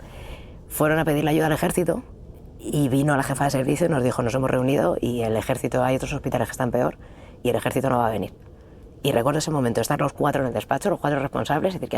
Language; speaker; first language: Spanish; native; Spanish